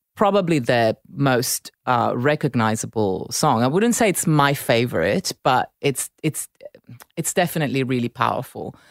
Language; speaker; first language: English; non-native, fluent; Italian